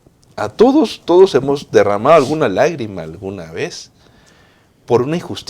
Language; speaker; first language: Spanish; native; Spanish